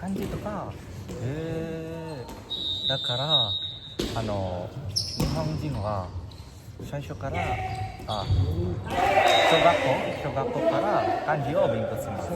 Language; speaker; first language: Japanese; non-native, learner; Indonesian